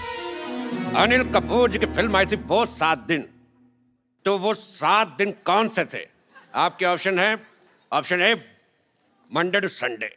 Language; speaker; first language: Hindi; native; Hindi